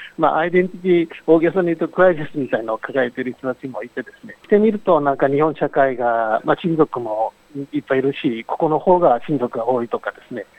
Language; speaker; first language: Japanese; native; Japanese